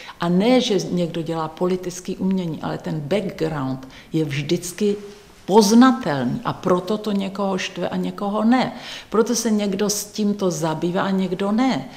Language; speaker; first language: Czech; native; Czech